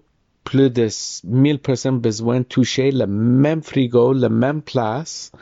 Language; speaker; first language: French; non-native, learner; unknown